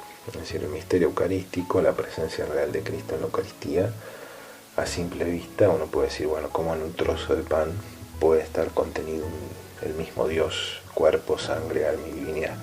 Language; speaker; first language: Spanish; native; Spanish